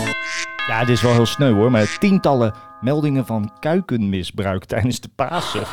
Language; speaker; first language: Dutch; native; Dutch